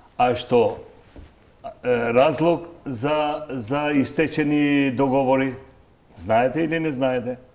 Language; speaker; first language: Macedonian; non-native, local second language; Albanian